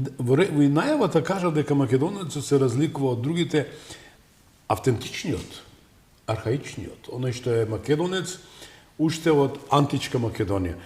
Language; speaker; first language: Macedonian; native; Macedonian